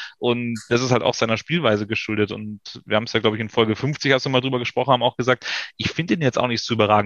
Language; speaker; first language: German; native; German